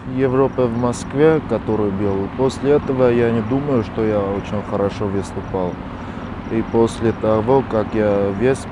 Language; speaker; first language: Russian; non-native, fluent; Armenian